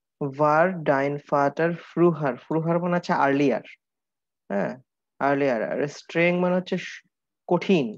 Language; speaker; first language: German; non-native, learner; Bangla